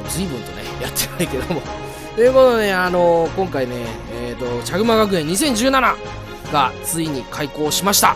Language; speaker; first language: Japanese; native; Japanese